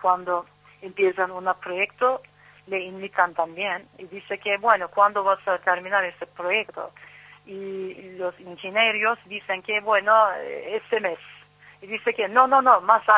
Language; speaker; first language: Spanish; non-native, learner; Turkish